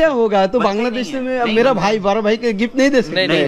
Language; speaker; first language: Hindi; non-native, learner; Bangla